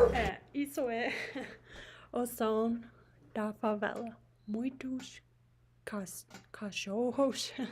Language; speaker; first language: Portuguese; non-native, learner; English